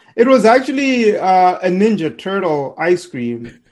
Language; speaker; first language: English; non-native, local second language; Shona